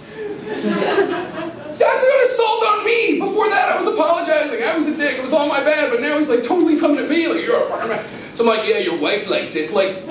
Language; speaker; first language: English; native; English